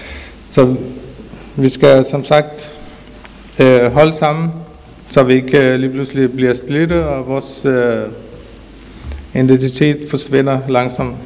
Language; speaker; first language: Danish; early bilingual, other home language; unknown